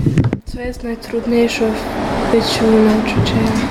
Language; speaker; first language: Polish; early bilingual, heritage; Polish